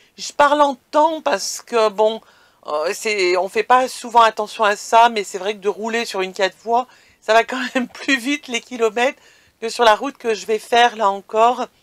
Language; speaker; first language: French; native; French